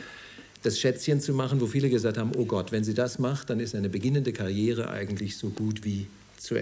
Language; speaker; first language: German; native; German